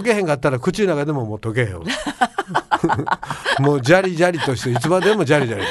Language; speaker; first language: Japanese; native; Japanese